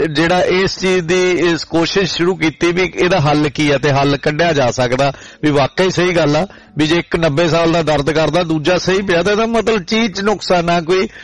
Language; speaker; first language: Punjabi; native; Punjabi